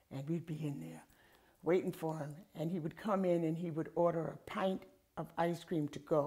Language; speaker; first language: English; native; English